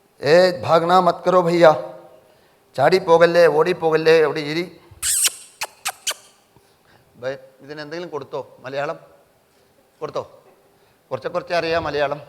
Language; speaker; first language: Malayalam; non-native, local second language; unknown